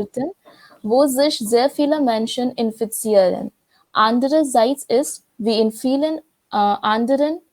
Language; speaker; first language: German; non-native, learner; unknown